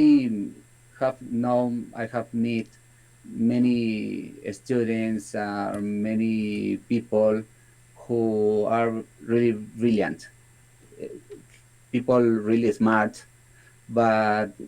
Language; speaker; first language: English; non-native, learner; Spanish